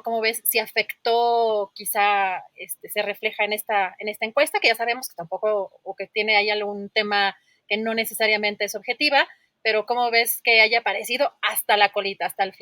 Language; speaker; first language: Spanish; native; Spanish